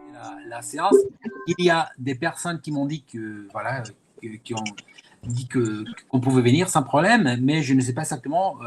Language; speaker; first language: French; non-native, fluent; Spanish